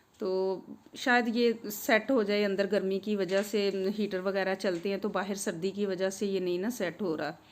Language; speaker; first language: Urdu; non-native, local second language; Punjabi